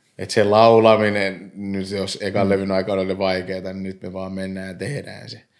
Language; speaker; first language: Finnish; early bilingual, other home language; English